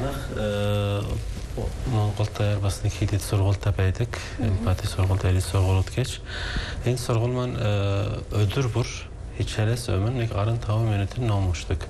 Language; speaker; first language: Mongolian; non-native, fluent; Turkish